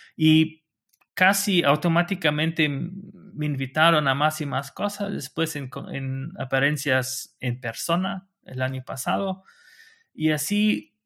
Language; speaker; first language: Spanish; non-native, fluent; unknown